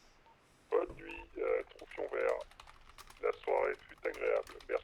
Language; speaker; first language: French; native; French